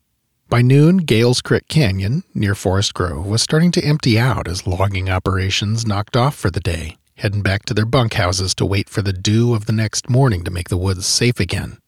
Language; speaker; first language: English; native; English